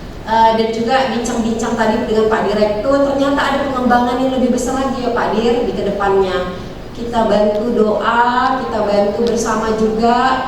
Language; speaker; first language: Indonesian; native; Indonesian